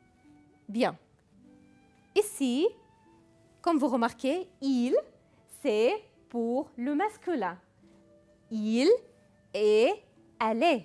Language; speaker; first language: French; non-native, fluent; Arabic